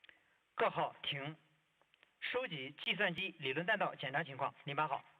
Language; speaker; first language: Chinese; native; Chinese